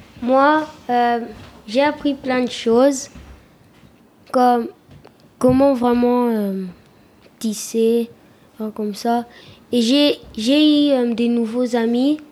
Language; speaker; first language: French; early bilingual, other home language; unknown